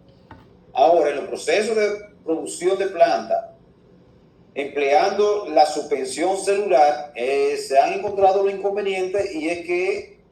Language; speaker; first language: Spanish; native; Spanish